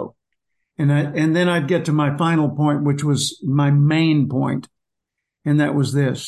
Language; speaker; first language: English; native; English